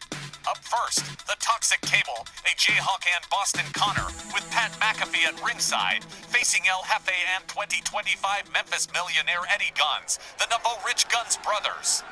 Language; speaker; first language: English; native; English